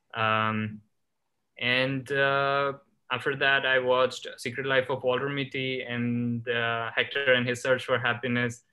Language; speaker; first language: English; non-native, local second language; Gujarati